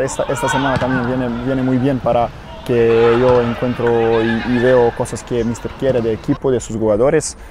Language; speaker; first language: Spanish; non-native, learner; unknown